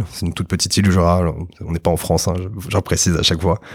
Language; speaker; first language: French; native; French